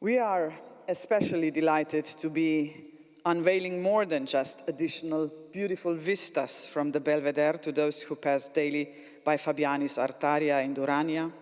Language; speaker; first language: English; non-native, fluent; Slovenian